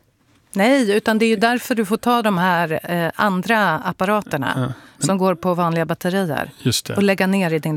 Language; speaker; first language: Swedish; native; Swedish